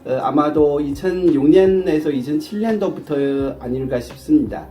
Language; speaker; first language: Korean; non-native, fluent; Chinese